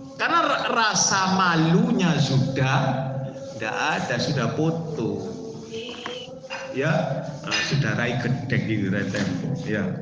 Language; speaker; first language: Indonesian; non-native, local second language; Javanese